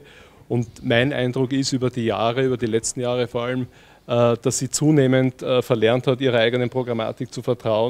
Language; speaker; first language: German; native; German